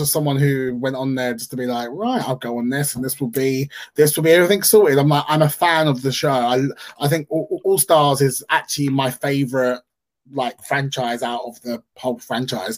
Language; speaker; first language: English; native; English